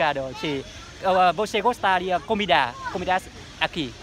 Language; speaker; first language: Portuguese; non-native, learner; Vietnamese